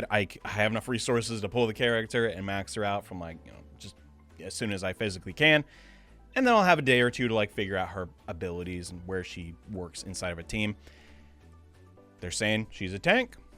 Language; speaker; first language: English; native; English